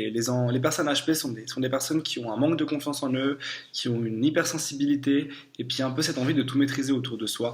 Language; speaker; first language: French; native; French